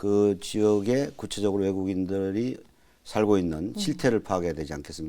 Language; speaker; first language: Korean; native; Korean